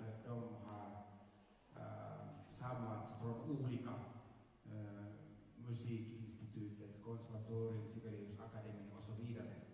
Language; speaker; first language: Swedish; non-native, local second language; Finnish